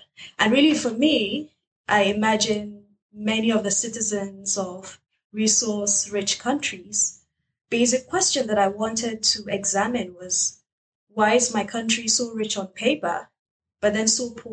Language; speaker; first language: English; non-native, local second language; Hausa